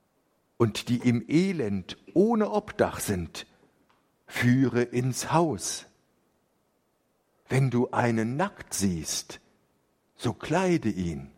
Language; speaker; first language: German; native; German